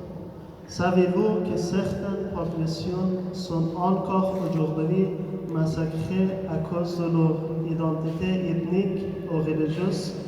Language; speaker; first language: French; non-native, learner; Persian